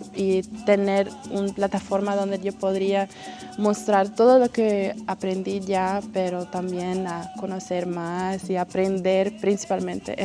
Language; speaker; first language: Spanish; non-native, fluent; English